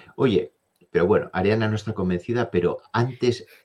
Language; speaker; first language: Spanish; native; Spanish